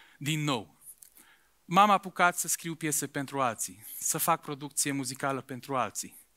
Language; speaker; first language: Romanian; non-native, local second language; Hungarian